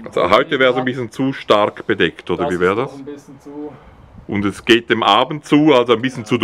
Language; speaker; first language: German; native; German